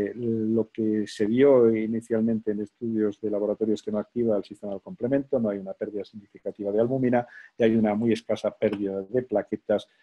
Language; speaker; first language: Spanish; native; Spanish